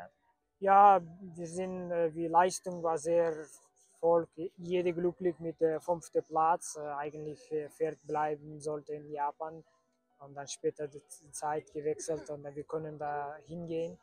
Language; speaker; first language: German; non-native, learner; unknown